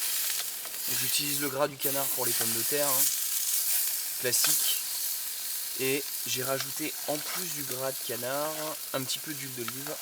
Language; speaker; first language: French; native; French